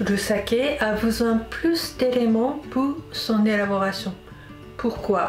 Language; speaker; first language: French; non-native, fluent; Japanese